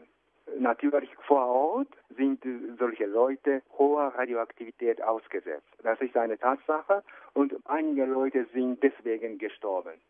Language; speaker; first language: German; non-native, fluent; Japanese